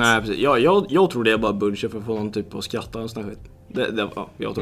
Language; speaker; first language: Swedish; early bilingual, other home language; Lithuanian